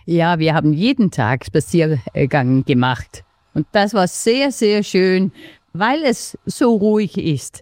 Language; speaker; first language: German; non-native, fluent; Danish